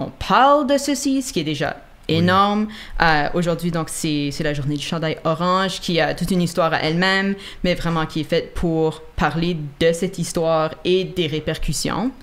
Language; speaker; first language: French; native; French